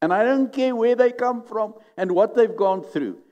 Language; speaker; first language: English; non-native, local second language; Afrikaans